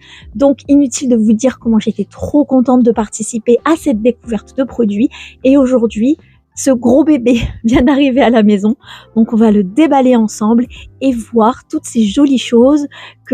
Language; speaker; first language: French; native; French